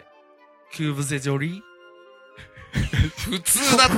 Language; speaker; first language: Japanese; native; Japanese